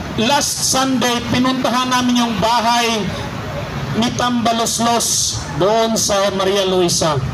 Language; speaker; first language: Filipino; non-native, local second language; Cebuano